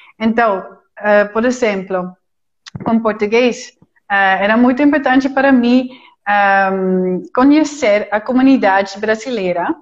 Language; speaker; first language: Portuguese; non-native, fluent; Dutch